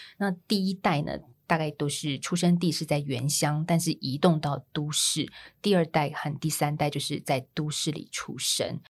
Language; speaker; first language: Chinese; native; Chinese